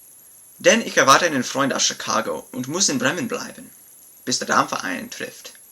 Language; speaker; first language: German; non-native, learner; English